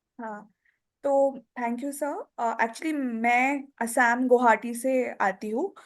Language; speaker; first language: Hindi; non-native, local second language; Assamese